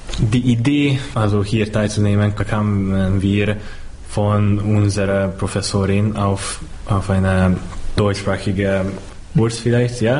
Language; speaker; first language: German; non-native, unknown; Hungarian